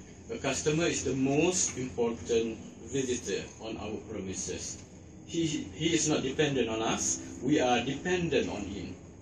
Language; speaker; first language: English; non-native, local second language; Malay